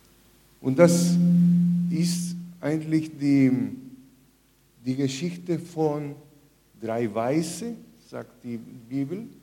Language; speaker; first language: German; non-native, fluent; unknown